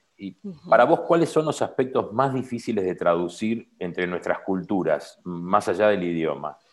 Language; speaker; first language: Spanish; native; Spanish